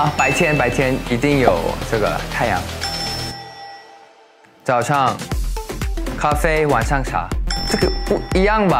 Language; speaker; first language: Chinese; non-native, fluent; Thai